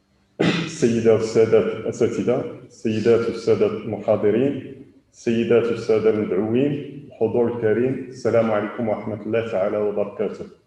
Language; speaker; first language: Arabic; native; Arabic